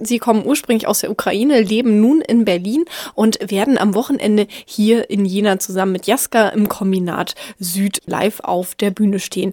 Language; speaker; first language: German; native; German